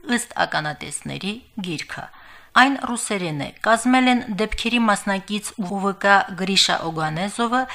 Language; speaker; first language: Armenian; native; Armenian